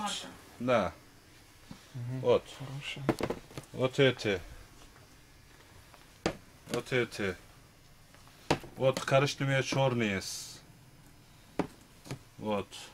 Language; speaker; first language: Russian; non-native, learner; Turkish